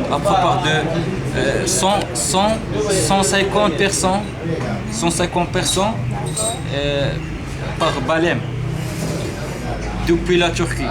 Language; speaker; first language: French; non-native, learner; Arabic